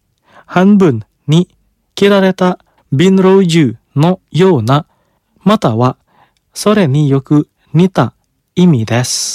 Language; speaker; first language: Japanese; non-native, fluent; Indonesian